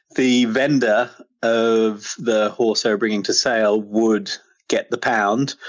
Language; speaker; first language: English; native; English